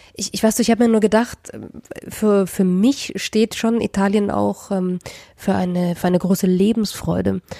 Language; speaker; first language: German; native; German